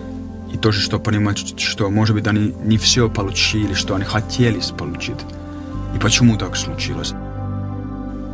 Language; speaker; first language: Russian; non-native, fluent; Finnish